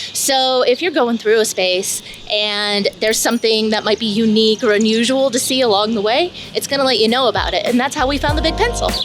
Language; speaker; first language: English; native; English